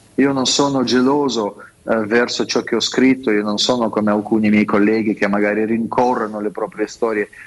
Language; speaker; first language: Italian; non-native, fluent; Russian